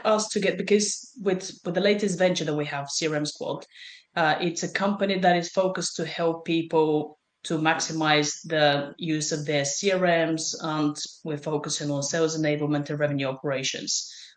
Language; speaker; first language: English; non-native, fluent; Bulgarian